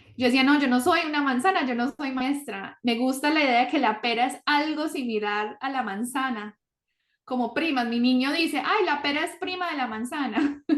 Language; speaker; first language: Spanish; early bilingual, heritage; Spanish